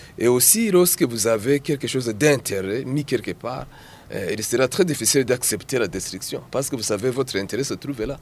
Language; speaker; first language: French; non-native, local second language; Rundi